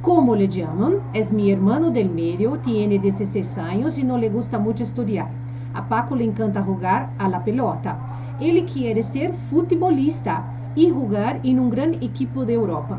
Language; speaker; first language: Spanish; non-native, fluent; Portuguese